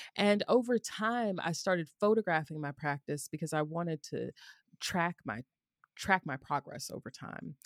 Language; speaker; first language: English; native; English